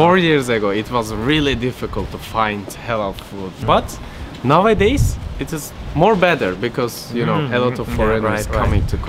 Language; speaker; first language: English; non-native, learner; Turkish